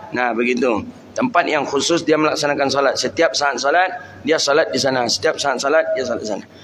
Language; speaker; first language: Malay; non-native, local second language; Minangkabau